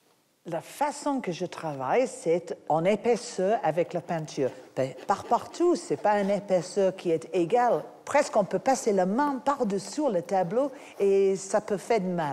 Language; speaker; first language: French; non-native, fluent; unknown